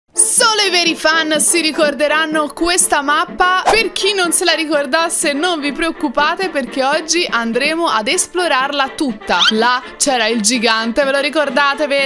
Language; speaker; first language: Italian; native; Italian